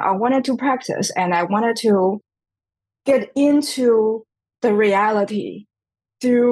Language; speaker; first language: English; non-native, fluent; Chinese